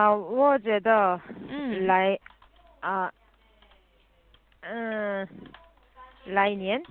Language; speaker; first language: Chinese; non-native, learner; Korean